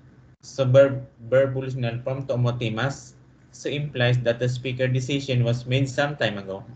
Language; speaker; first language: English; non-native, local second language; Filipino